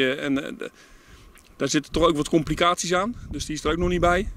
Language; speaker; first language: Dutch; native; Dutch